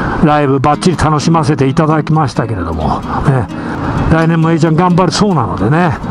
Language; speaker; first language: Japanese; native; Japanese